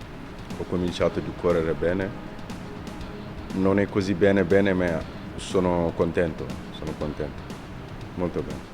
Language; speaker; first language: Italian; non-native, fluent; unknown